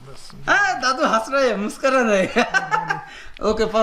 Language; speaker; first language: Hindi; non-native, learner; Bangla